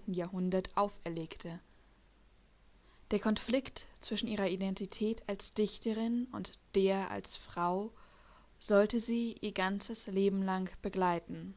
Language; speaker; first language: German; native; German